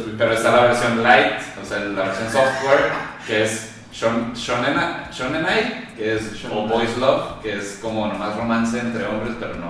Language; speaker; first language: Spanish; native; Spanish